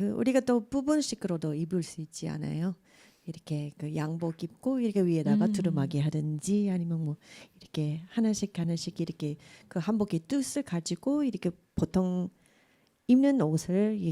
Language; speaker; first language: Korean; non-native, fluent; English